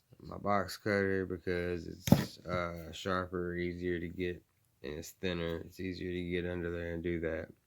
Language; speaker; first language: English; native; English